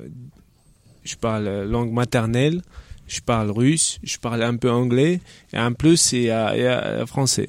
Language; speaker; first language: French; non-native, learner; Chechen